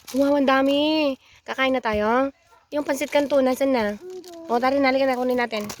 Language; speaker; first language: Filipino; non-native, local second language; Iloko